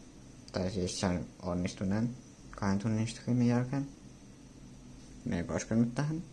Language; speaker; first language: Finnish; non-native, learner; English